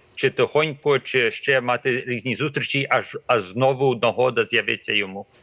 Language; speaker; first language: Ukrainian; early bilingual, heritage; Ukrainian